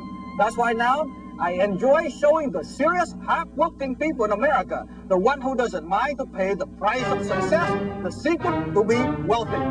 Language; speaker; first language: English; non-native, fluent; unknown